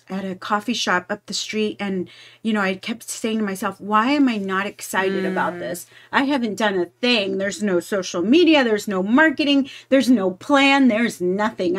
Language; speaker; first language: English; native; English